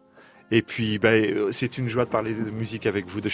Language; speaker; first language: French; native; French